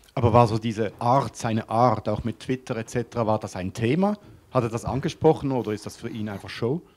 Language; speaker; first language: German; native; German